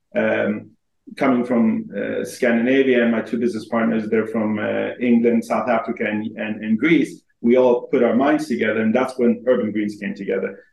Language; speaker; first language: English; non-native, fluent; Persian